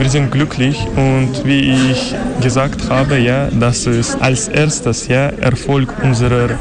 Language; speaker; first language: German; non-native, learner; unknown